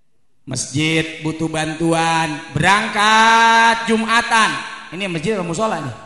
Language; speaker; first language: Indonesian; native; Indonesian